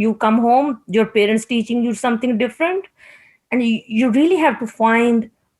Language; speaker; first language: English; non-native, local second language; Punjabi